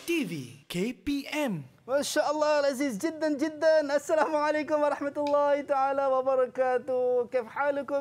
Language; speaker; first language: Arabic; non-native, fluent; Malay